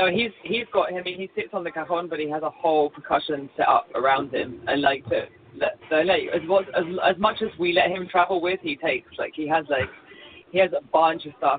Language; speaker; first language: English; native; English